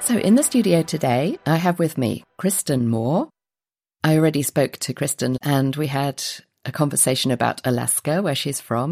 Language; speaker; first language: English; native; English